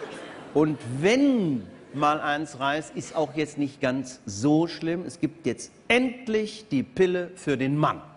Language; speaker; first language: German; native; German